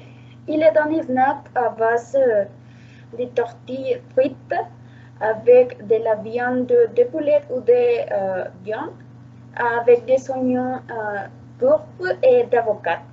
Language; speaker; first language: French; non-native, learner; Spanish